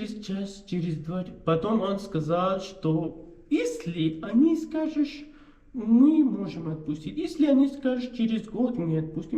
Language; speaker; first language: Russian; non-native, learner; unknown